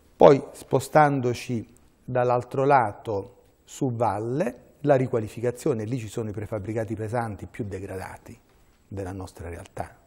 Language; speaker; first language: Italian; native; Italian